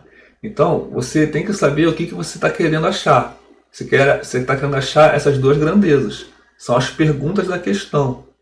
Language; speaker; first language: Portuguese; native; Portuguese